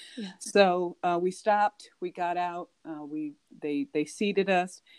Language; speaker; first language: English; native; English